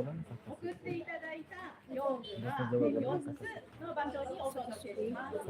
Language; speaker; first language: Japanese; native; Japanese